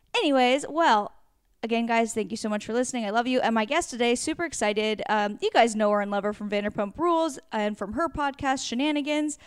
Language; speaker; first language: English; native; English